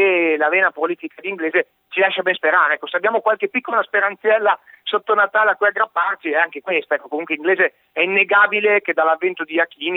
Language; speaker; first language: Italian; native; Italian